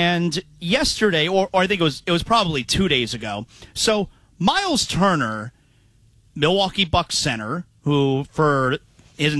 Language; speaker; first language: English; native; English